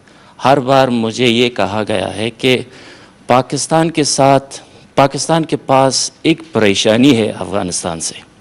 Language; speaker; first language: Hindi; non-native, fluent; Persian